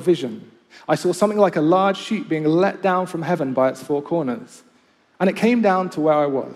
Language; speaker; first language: English; native; English